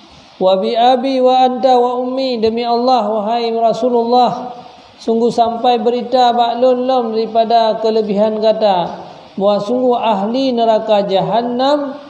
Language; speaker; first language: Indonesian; non-native, local second language; Achinese